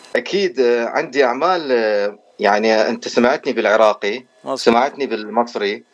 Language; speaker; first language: Arabic; native; Arabic